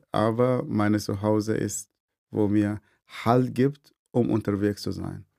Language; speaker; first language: German; non-native, fluent; Arabic